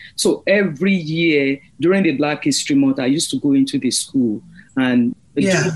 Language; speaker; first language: English; non-native, local second language; Yoruba